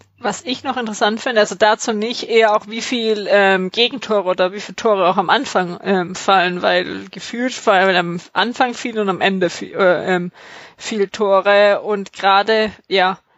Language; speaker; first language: German; native; German